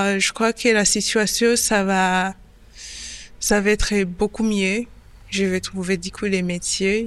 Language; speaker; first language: French; non-native, local second language; Kinyarwanda